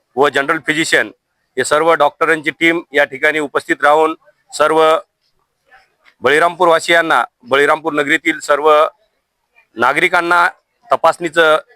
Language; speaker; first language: Marathi; native; Marathi